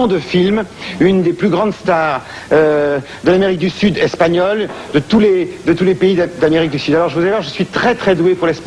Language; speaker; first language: French; native; French